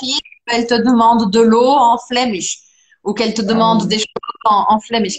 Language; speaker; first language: French; non-native, fluent; Portuguese